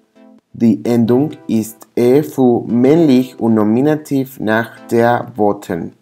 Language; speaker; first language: German; non-native, learner; English